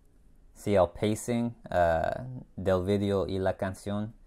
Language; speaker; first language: Spanish; non-native, learner; English